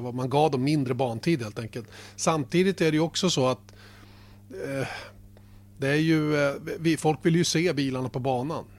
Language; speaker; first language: Swedish; native; Swedish